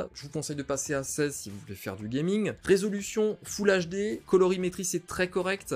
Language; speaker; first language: French; native; French